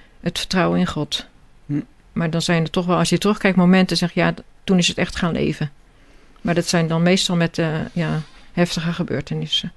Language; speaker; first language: Dutch; native; Dutch